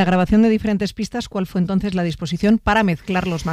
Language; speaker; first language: Spanish; native; Spanish